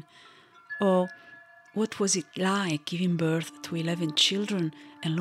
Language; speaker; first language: English; non-native, fluent; Italian